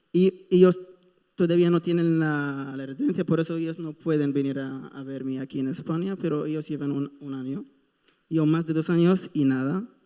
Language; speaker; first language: Spanish; non-native, fluent; Arabic